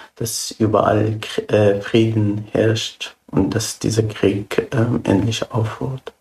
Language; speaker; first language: German; non-native, fluent; Arabic